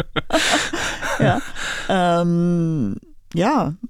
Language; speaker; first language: German; non-native, fluent; Persian